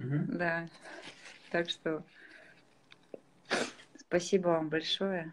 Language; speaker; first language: Russian; native; Russian